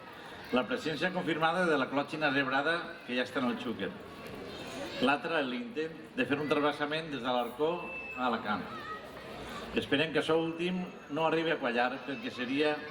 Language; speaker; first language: Catalan; native; Catalan